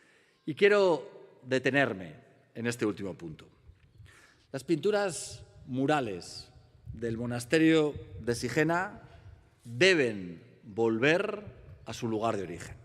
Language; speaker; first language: Spanish; native; Spanish